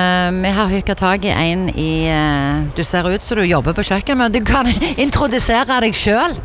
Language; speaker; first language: Norwegian; native; Norwegian